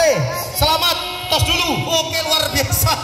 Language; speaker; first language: Indonesian; non-native, local second language; Javanese